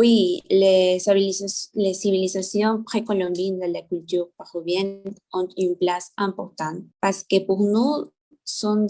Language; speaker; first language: French; non-native, learner; Spanish